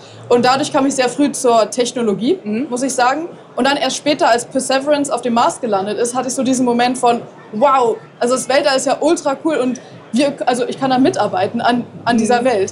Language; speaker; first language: German; native; German